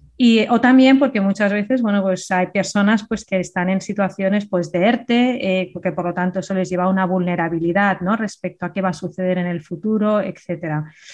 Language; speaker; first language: Spanish; native; Spanish